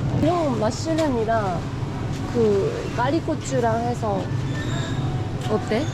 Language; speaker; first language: Korean; non-native, fluent; Japanese